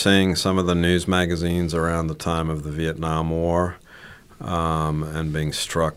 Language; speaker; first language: English; native; English